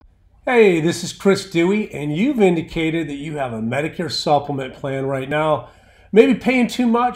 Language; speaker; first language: English; native; English